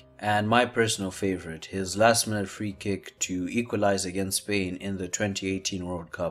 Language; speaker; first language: English; native; English